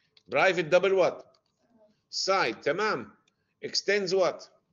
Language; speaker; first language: English; non-native, fluent; Arabic